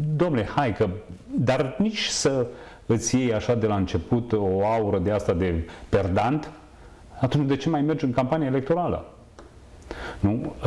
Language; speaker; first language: Romanian; native; Romanian